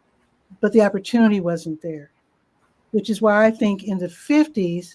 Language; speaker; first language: English; native; English